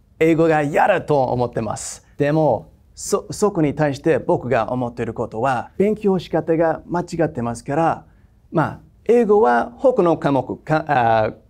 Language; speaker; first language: Japanese; non-native, fluent; English